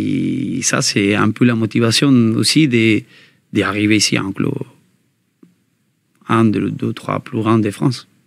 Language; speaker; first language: French; non-native, learner; Spanish